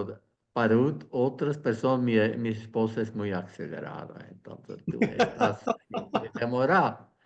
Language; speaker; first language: Spanish; non-native, fluent; Swiss German